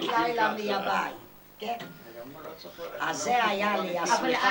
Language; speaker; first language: Hebrew; non-native, fluent; Yiddish